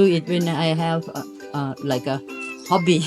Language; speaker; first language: English; non-native, local second language; Thai